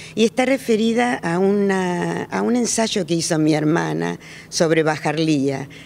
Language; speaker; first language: Spanish; native; Spanish